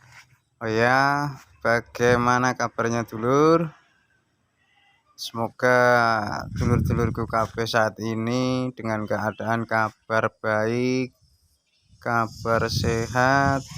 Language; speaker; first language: Indonesian; non-native, local second language; Javanese